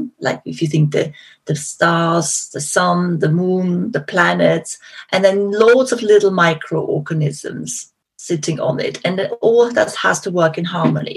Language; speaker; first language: English; non-native, fluent; German